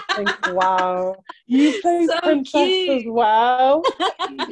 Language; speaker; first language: English; native; English